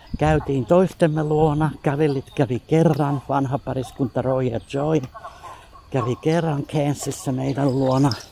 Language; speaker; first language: Finnish; native; Finnish